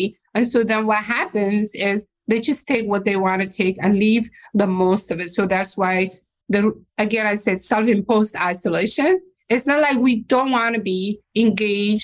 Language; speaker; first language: English; non-native, fluent; Somali